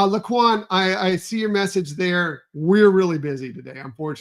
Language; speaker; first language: English; native; English